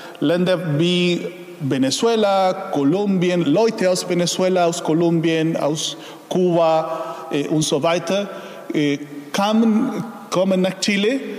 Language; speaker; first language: German; non-native, fluent; Spanish